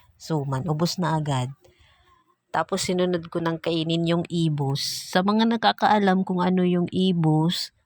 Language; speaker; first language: Filipino; non-native, local second language; Bikol